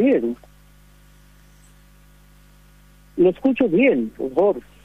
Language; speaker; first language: Spanish; non-native, learner; Bangla